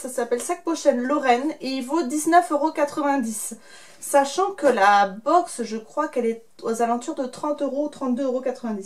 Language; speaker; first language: French; native; French